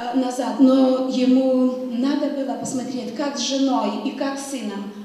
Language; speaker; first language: Russian; non-native, fluent; Lithuanian